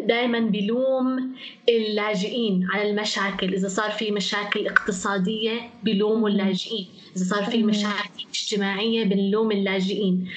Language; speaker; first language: Arabic; native; Arabic